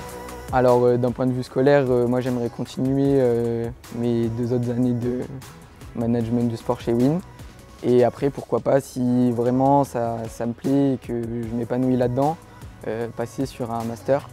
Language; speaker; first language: French; native; French